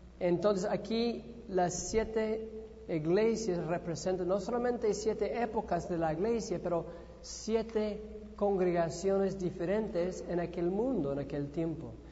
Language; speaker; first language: Spanish; non-native, fluent; English